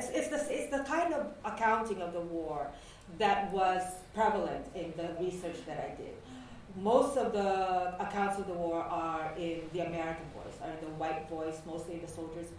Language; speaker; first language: English; non-native, local second language; Waray